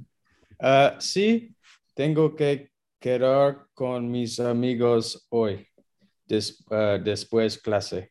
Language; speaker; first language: Spanish; non-native, learner; English